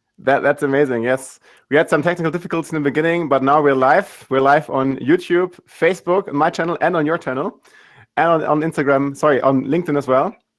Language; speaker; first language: English; non-native, fluent; German